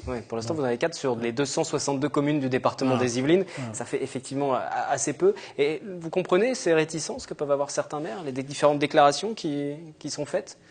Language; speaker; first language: French; native; French